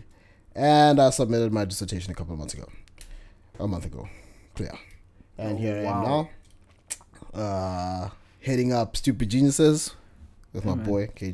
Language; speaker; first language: English; non-native, local second language; Bemba